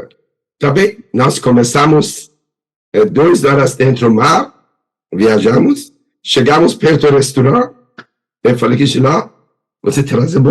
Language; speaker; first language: Portuguese; non-native, learner; Persian